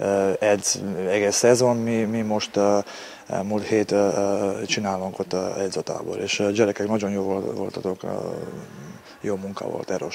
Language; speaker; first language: Hungarian; non-native, learner; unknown